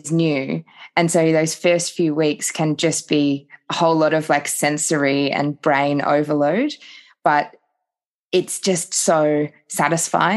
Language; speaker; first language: English; native; English